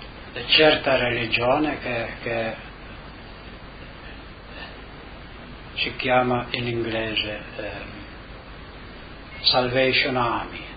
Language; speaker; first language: Italian; non-native, local second language; Slovenian